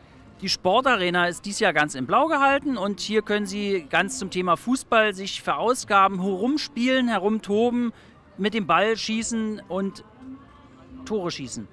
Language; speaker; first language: German; native; German